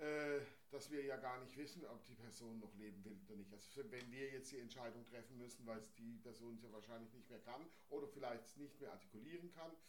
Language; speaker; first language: German; native; German